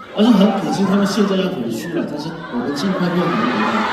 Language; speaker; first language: Chinese; native; Chinese